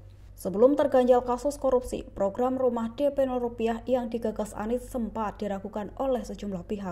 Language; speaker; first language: Indonesian; native; Indonesian